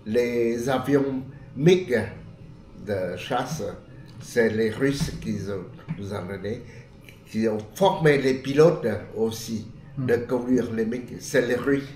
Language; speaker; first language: French; non-native, fluent; Vietnamese